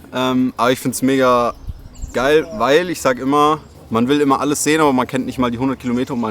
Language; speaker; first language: German; native; German